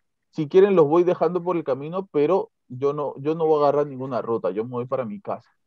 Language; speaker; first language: Spanish; native; Spanish